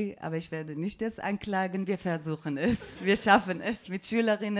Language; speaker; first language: German; non-native, fluent; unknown